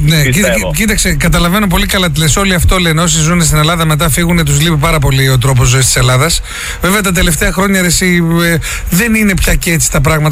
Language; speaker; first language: Greek; native; Greek